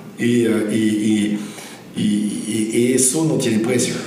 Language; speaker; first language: Spanish; non-native, learner; French